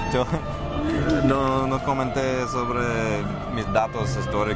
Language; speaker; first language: Spanish; non-native, fluent; English